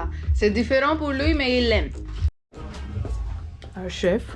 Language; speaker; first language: French; non-native, fluent; Hindi